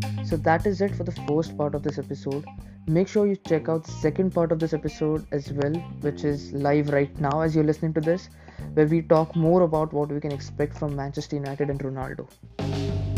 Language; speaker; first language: English; non-native, local second language; Hindi